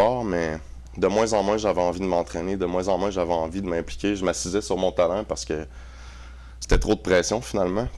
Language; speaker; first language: French; native; French